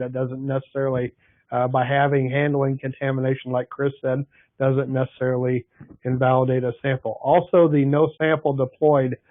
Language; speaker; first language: English; native; English